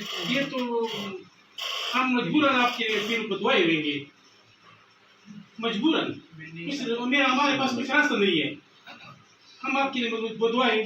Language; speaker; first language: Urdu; non-native, local second language; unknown